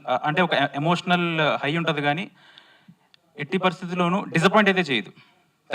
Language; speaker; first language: Telugu; native; Telugu